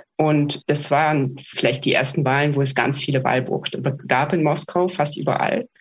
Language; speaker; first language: German; non-native, fluent; Russian